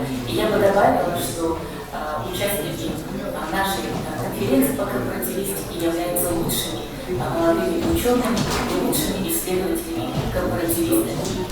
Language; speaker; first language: Russian; native; Russian